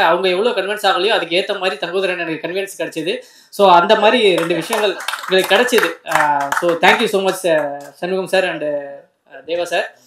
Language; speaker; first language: Tamil; native; Tamil